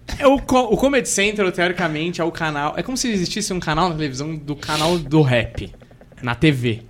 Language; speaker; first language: Portuguese; native; Portuguese